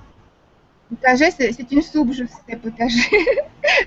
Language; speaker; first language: French; non-native, fluent; Russian